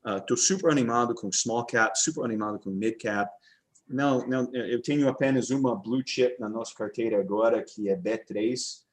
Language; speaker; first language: Portuguese; non-native, fluent; English